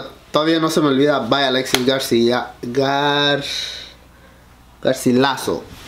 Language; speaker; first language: Spanish; early bilingual, heritage; Spanish